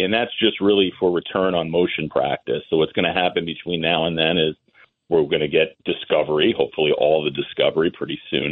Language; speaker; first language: English; native; English